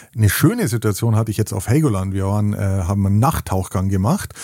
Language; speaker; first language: German; native; German